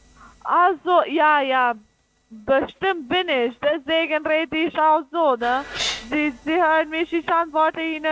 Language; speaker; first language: German; non-native, learner; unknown